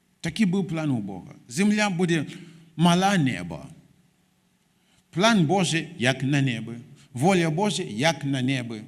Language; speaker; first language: Ukrainian; non-native, fluent; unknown